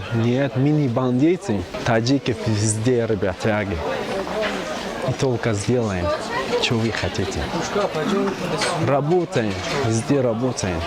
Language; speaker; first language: Russian; non-native, learner; Tajik